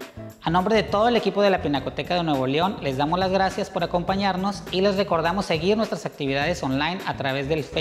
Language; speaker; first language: Spanish; native; Spanish